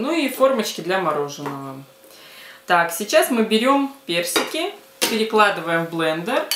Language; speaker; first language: Russian; native; Russian